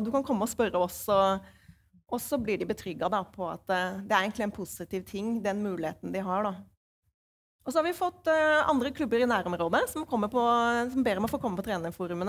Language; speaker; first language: Norwegian; native; Norwegian